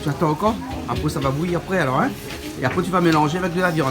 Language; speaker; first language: French; native; French